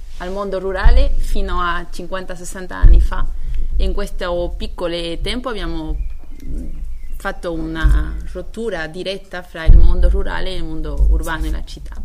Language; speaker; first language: Italian; non-native, learner; Spanish